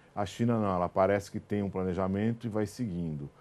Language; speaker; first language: Portuguese; native; Portuguese